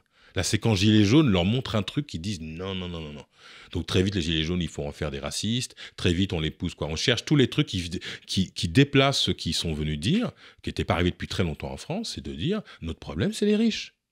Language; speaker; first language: French; native; French